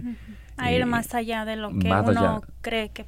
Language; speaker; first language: Spanish; early bilingual, other home language; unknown